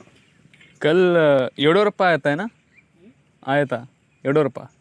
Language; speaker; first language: Hindi; non-native, local second language; Kannada